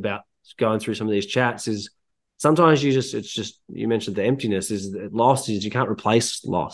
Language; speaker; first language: English; native; English